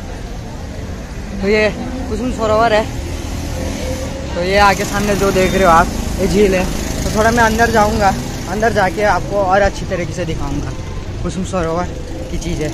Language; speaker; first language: Hindi; non-native, local second language; Nepali